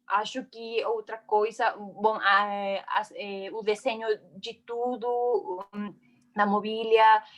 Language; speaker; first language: Portuguese; non-native, fluent; Spanish